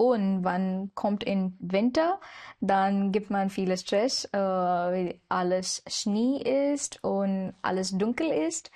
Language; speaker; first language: German; non-native, learner; Marathi